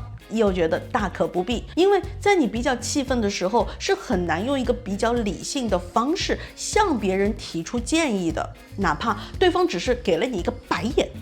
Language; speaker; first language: Chinese; native; Chinese